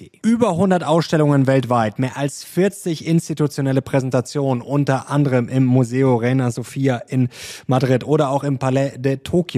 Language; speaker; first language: German; native; German